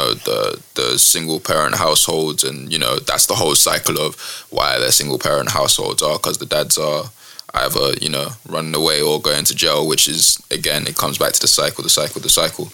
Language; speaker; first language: English; native; English